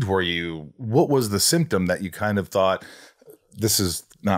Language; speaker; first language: English; native; English